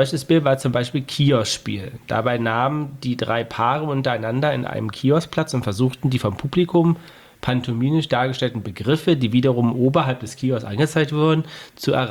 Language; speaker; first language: German; native; German